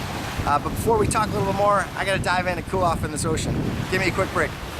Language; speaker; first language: English; native; English